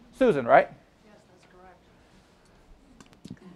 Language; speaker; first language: English; native; English